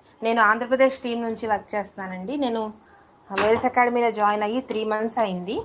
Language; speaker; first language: Telugu; native; Telugu